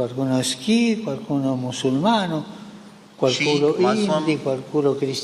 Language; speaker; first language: Italian; non-native, fluent; Spanish